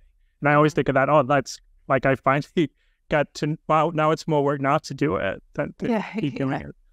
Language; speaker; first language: English; native; English